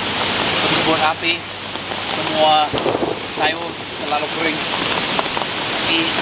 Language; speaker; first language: Indonesian; non-native, learner; English